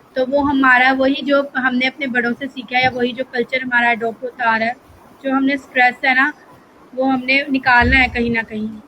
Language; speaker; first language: Urdu; native; Urdu